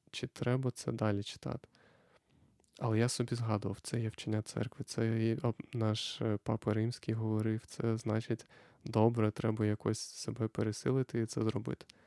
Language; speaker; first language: Ukrainian; non-native, fluent; Lithuanian